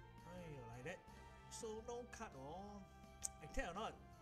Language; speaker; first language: English; non-native, local second language; Chinese